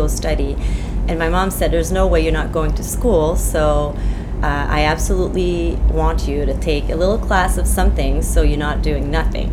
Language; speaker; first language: English; non-native, fluent; French